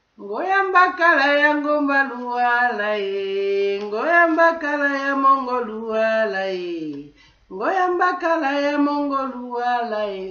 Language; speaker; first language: Lingala; non-native, local second language; Kongo